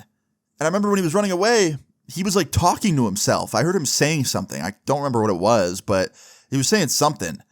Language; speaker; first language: English; native; English